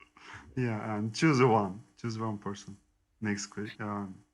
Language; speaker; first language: English; non-native, learner; Turkish